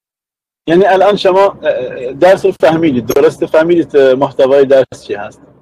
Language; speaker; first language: Persian; native; Persian